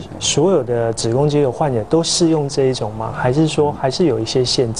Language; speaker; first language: Chinese; native; Chinese